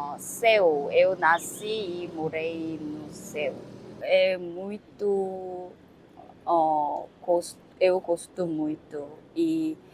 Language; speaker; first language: Portuguese; non-native, learner; Korean